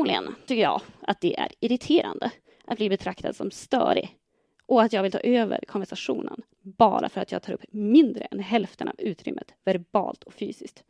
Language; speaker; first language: Swedish; native; Swedish